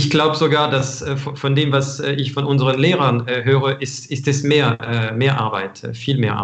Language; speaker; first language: German; non-native, fluent; French